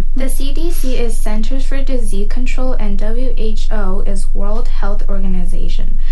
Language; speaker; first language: English; non-native, fluent; Spanish